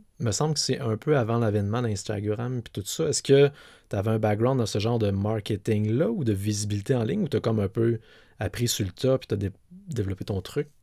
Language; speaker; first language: French; native; French